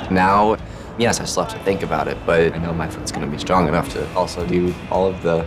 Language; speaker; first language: English; native; English